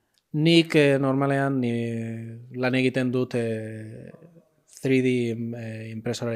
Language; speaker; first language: Basque; non-native, local second language; Spanish